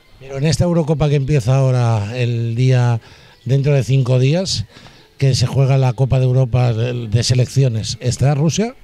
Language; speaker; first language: Spanish; native; Spanish